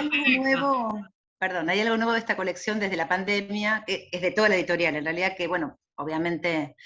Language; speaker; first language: Spanish; native; Spanish